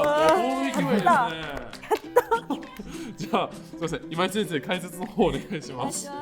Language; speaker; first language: Japanese; non-native, fluent; Chinese